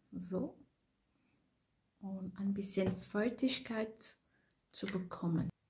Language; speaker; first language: German; non-native, fluent; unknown